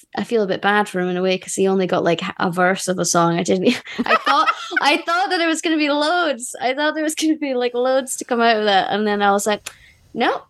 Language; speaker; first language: English; native; English